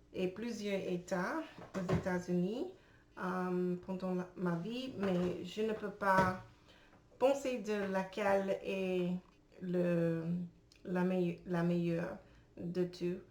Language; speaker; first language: French; non-native, learner; English